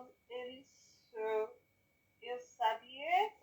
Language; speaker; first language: French; non-native, learner; English